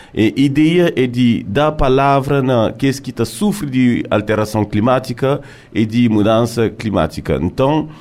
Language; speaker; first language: Portuguese; early bilingual, heritage; French